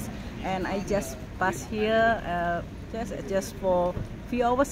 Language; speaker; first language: English; non-native, learner; Indonesian